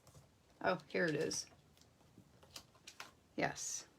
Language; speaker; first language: English; native; English